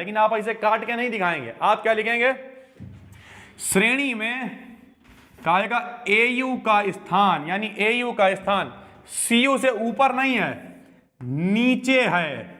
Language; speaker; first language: Hindi; native; Hindi